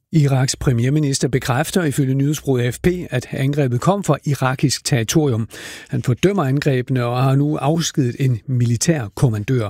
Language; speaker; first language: Danish; native; Danish